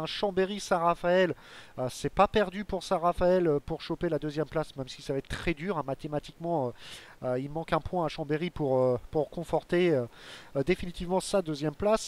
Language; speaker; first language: French; native; French